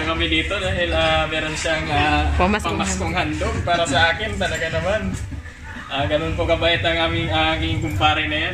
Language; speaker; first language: Filipino; native; Filipino